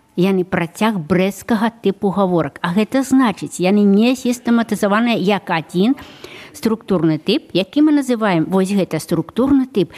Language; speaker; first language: Belarusian; native; Belarusian